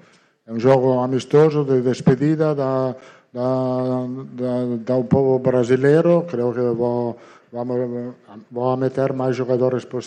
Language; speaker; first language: Portuguese; non-native, learner; Italian